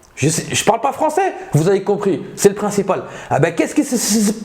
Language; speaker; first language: French; native; French